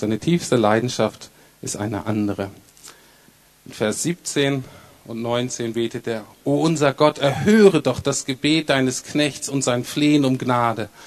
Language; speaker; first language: German; native; German